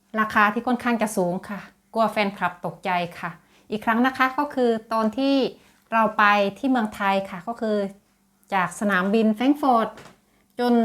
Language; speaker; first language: Thai; native; Thai